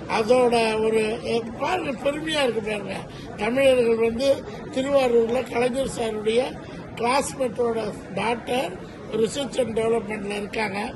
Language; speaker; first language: Tamil; native; Tamil